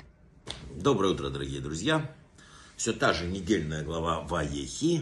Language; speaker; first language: Russian; native; Russian